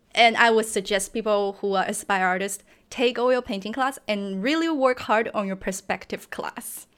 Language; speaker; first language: English; non-native, fluent; Chinese